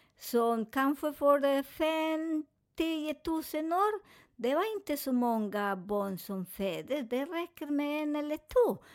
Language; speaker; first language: Swedish; non-native, learner; Spanish